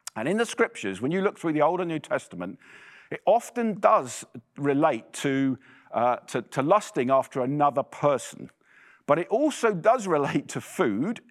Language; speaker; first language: English; native; English